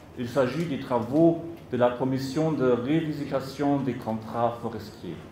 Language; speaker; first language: French; non-native, local second language; Lingala